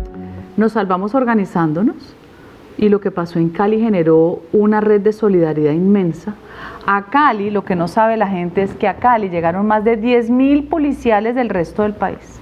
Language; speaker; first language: Spanish; native; Spanish